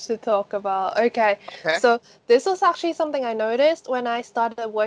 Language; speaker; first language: English; non-native, local second language; Cantonese